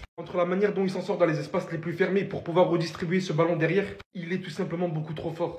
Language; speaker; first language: French; native; French